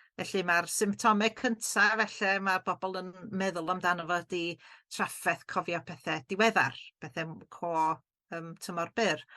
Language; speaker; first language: Welsh; native; Welsh